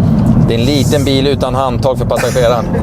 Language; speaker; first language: Swedish; native; Swedish